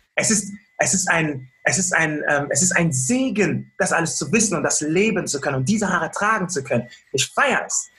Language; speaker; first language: German; early bilingual, other home language; Akan